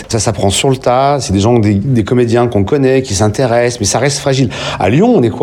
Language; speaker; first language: French; native; French